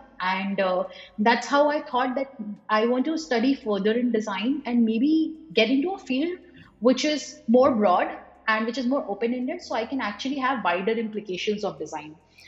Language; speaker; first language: English; non-native, local second language; Hindi